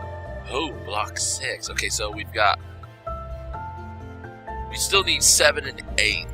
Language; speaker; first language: English; native; English